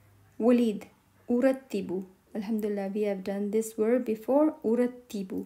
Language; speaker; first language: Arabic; non-native, fluent; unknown